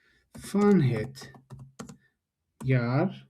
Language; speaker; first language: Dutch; non-native, fluent; Tigrinya